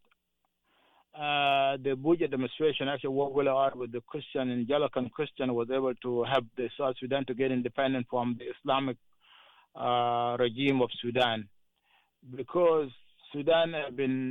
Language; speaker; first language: English; non-native, fluent; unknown